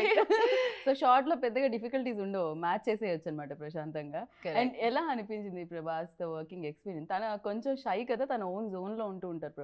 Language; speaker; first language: Telugu; native; Telugu